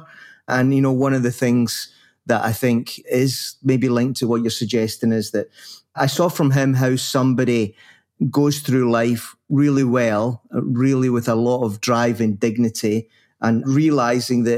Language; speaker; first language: English; native; English